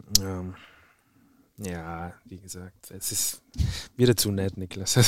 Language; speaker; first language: German; non-native, fluent; Czech